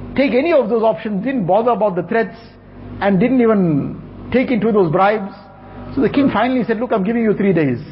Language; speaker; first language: English; native; English